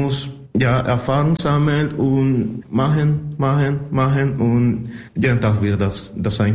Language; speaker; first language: German; non-native, learner; Spanish